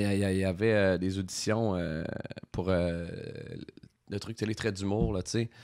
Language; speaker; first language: French; native; French